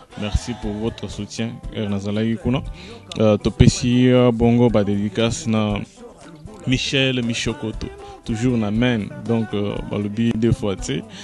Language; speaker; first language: French; non-native, local second language; Lingala